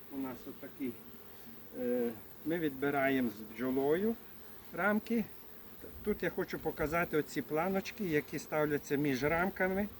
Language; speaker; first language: Ukrainian; native; Ukrainian